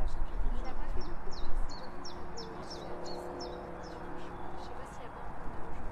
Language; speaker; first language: French; native; French